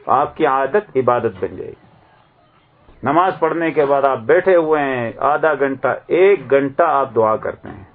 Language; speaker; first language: Urdu; native; Urdu